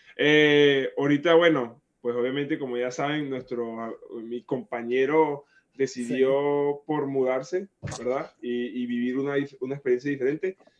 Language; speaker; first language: Spanish; native; Spanish